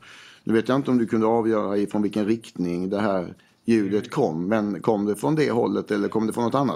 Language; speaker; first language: Swedish; native; Swedish